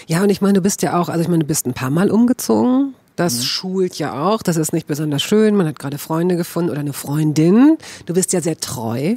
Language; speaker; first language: German; native; German